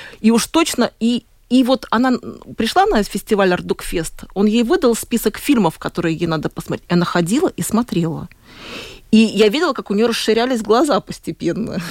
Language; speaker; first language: Russian; native; Russian